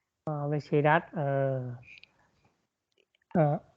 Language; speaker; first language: English; non-native, learner; Vietnamese